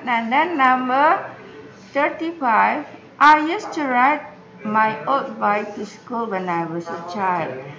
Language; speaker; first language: English; non-native, fluent; Indonesian